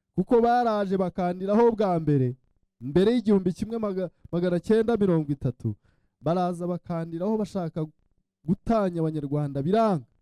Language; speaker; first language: Kinyarwanda; early bilingual, heritage; Kinyarwanda